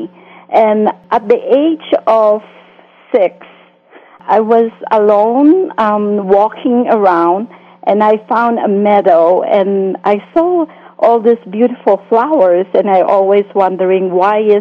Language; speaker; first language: English; non-native, local second language; Filipino